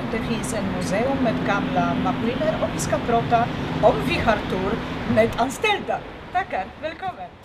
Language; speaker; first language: Swedish; non-native, learner; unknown